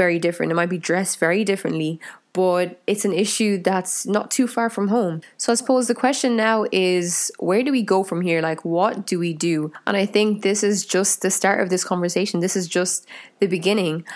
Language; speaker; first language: English; native; English